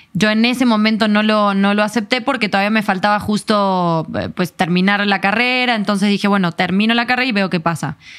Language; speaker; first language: Spanish; native; Spanish